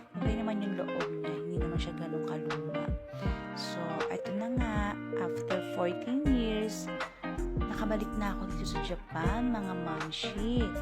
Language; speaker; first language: Filipino; native; Filipino